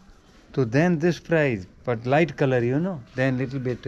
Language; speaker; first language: English; non-native, learner; Hindi